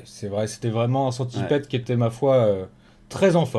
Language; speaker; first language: French; native; French